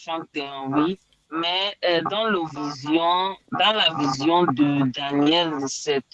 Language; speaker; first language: French; non-native, learner; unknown